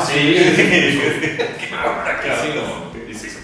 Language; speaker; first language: Spanish; native; Spanish